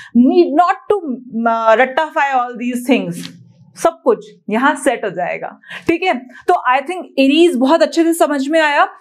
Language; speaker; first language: Hindi; native; Hindi